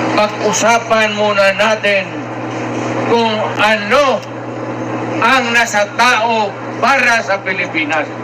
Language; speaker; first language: Filipino; non-native, local second language; Cebuano